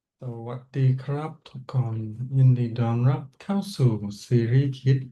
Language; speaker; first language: Thai; non-native, fluent; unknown